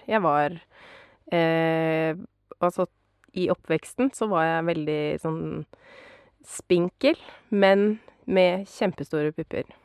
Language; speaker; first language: Norwegian; native; Norwegian